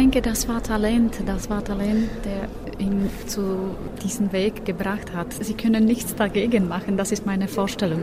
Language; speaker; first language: German; non-native, fluent; Slovak